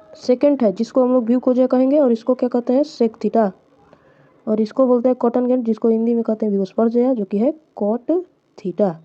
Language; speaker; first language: Hindi; native; Hindi